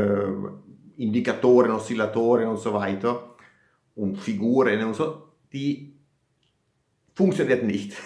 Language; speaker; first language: German; non-native, fluent; Italian